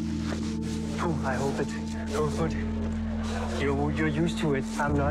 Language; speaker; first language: English; non-native, fluent; Danish